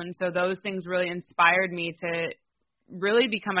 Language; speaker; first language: English; native; English